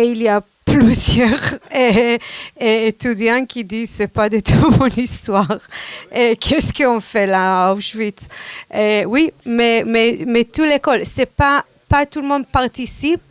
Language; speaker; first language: French; non-native, fluent; Hebrew